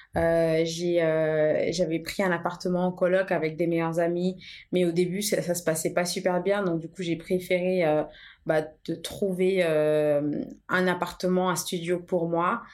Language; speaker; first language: French; non-native, fluent; Portuguese